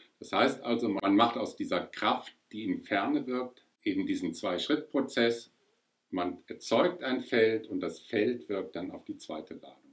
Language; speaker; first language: German; native; German